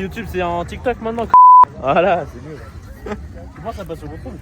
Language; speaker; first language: French; native; French